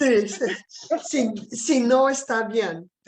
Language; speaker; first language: Spanish; non-native, fluent; English